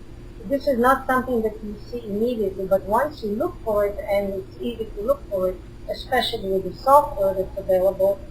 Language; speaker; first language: English; non-native, fluent; Hebrew